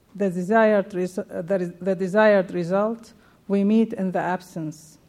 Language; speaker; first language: English; non-native, fluent; Arabic